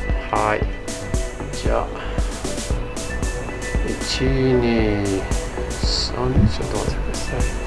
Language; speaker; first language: Japanese; non-native, fluent; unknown